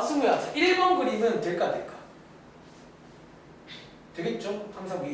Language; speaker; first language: Korean; native; Korean